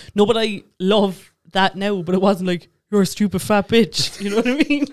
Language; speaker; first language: English; native; English